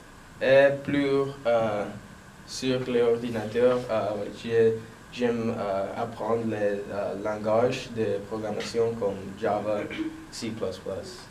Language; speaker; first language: French; non-native, learner; English